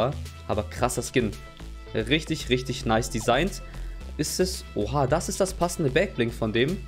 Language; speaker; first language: German; native; German